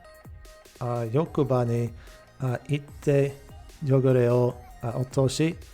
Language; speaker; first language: Japanese; non-native, fluent; English